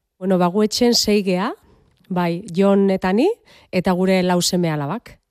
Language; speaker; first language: Basque; native; Basque